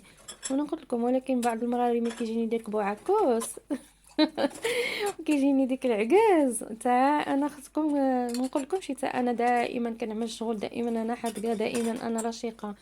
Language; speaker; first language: Arabic; native; Arabic